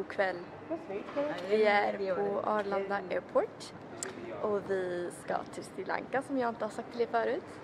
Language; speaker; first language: Swedish; early bilingual, other home language; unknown